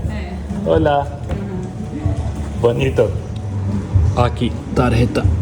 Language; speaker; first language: Spanish; non-native, learner; Hindi